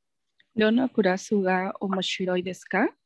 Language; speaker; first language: Japanese; non-native, learner; Spanish